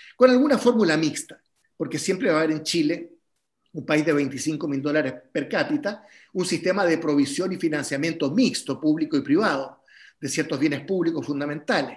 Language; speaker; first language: Spanish; native; Spanish